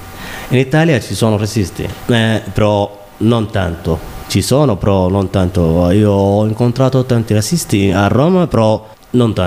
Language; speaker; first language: Italian; non-native, learner; Somali